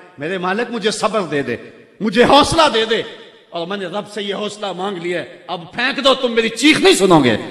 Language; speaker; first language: Urdu; non-native, local second language; Punjabi